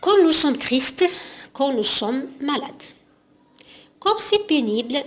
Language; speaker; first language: French; non-native, local second language; Arabic